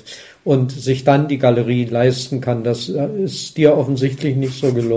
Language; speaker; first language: German; native; German